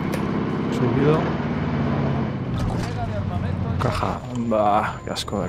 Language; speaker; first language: Spanish; native; Spanish